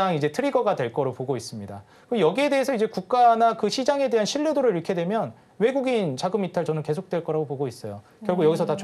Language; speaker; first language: Korean; native; Korean